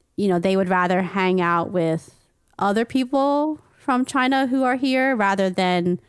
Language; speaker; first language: English; native; English